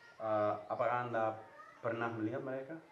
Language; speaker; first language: Indonesian; non-native, fluent; Dutch